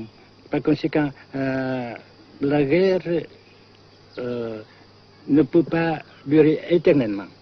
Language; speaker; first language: French; non-native, fluent; Vietnamese